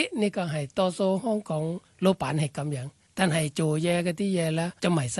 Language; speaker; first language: Cantonese; non-native, learner; Thai